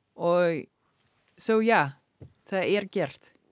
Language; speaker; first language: Icelandic; non-native, learner; English